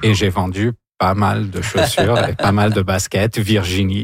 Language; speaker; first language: French; non-native, local second language; Arabic